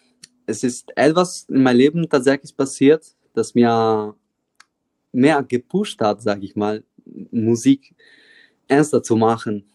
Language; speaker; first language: German; non-native, fluent; Italian